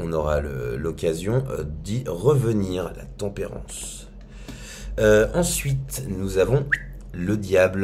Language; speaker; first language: French; native; French